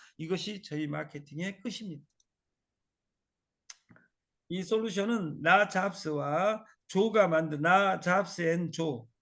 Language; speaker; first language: Korean; native; Korean